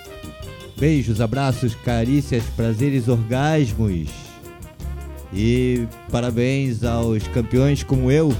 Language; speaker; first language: Portuguese; native; Portuguese